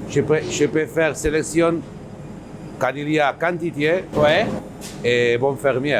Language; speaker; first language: French; non-native, learner; Basque